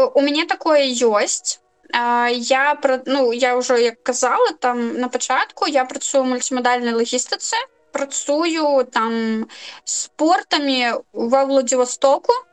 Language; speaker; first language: Belarusian; non-native, local second language; Russian